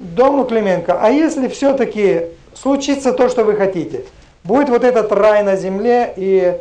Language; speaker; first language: Russian; non-native, local second language; Romanian